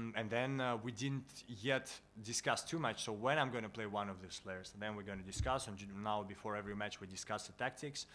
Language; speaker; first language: English; non-native, fluent; Russian